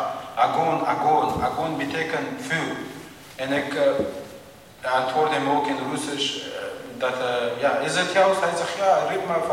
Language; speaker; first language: Dutch; non-native, fluent; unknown